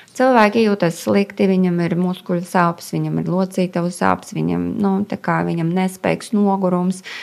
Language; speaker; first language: Latvian; non-native, local second language; Russian